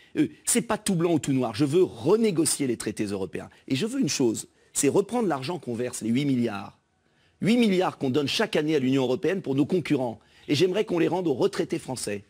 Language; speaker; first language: French; native; French